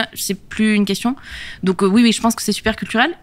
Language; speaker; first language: French; native; French